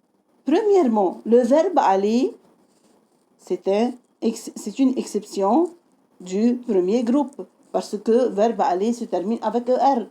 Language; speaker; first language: French; non-native, fluent; Arabic